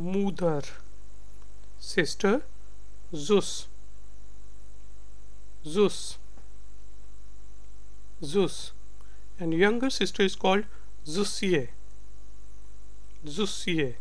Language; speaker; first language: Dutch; non-native, learner; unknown